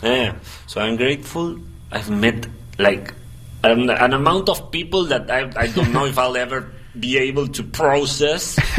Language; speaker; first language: English; non-native, fluent; Spanish